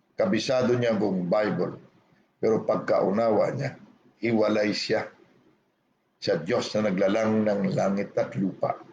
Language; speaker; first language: Filipino; non-native, local second language; Hiligaynon